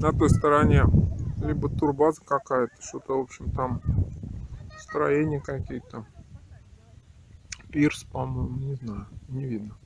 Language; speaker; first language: Russian; native; Russian